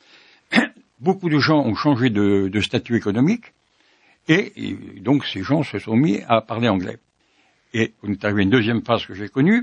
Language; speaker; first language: French; native; French